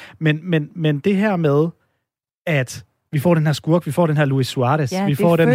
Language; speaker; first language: Danish; native; Danish